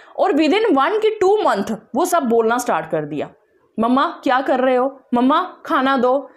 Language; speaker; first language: Hindi; non-native, local second language; Dogri